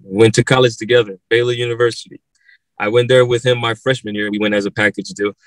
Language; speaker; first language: English; native; English